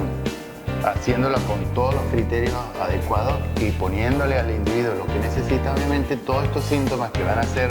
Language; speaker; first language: Spanish; native; Spanish